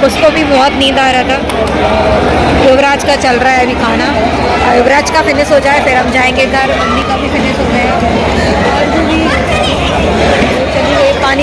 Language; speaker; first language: Hindi; native; Hindi